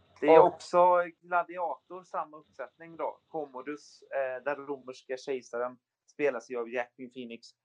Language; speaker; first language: Swedish; native; Swedish